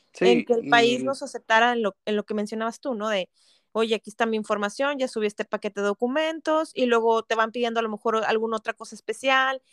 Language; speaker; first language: Spanish; native; Spanish